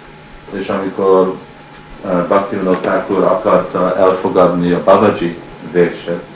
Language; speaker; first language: Hungarian; early bilingual, heritage; Hungarian